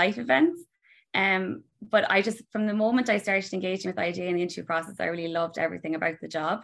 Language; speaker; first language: English; native; English